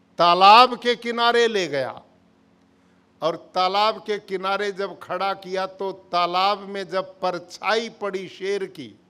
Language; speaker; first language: Hindi; native; Hindi